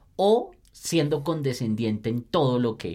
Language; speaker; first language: Spanish; native; Spanish